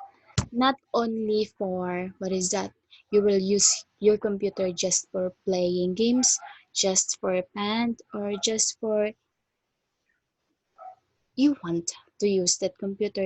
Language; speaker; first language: English; non-native, fluent; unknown